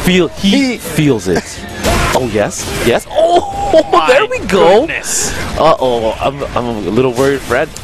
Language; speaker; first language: English; native; English